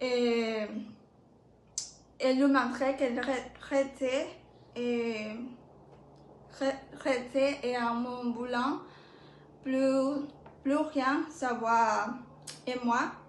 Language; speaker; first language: French; non-native, learner; Spanish